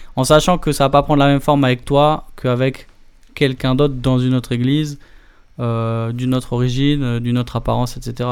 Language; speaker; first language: French; native; French